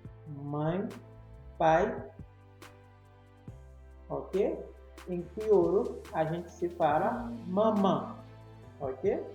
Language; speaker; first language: Portuguese; non-native, fluent; Haitian Creole